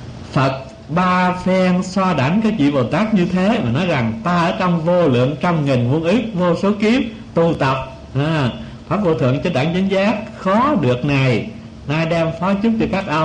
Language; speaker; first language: Vietnamese; native; Vietnamese